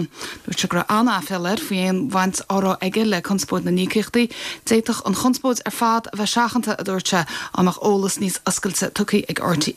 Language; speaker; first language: Irish; native; Irish